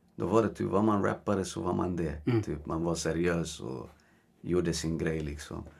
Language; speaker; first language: Swedish; early bilingual, other home language; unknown